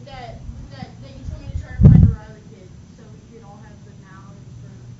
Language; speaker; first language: English; native; English